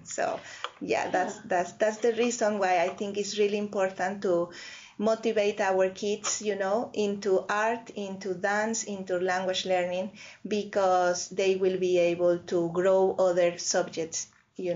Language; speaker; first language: English; non-native, fluent; Spanish